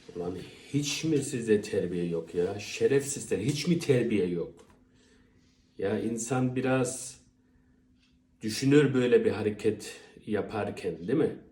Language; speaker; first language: Turkish; early bilingual, heritage; Turkish